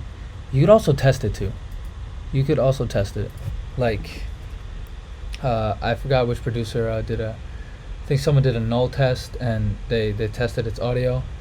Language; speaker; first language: English; native; English